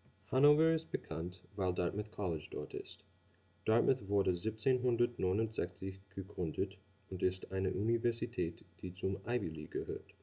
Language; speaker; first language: German; non-native, learner; English